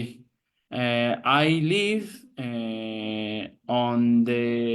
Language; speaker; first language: English; non-native, learner; Spanish